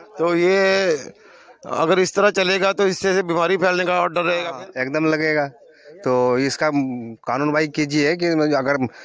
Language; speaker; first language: Hindi; native; Hindi